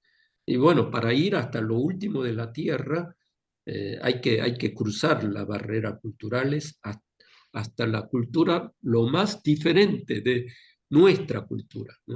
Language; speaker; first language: Spanish; non-native, fluent; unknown